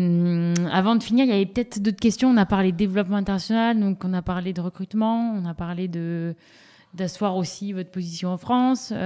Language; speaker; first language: French; native; French